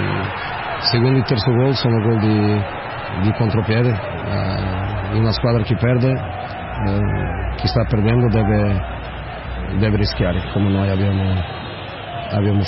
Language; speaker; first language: Italian; non-native, fluent; Portuguese